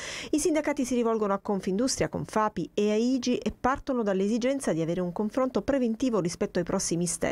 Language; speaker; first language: Italian; native; Italian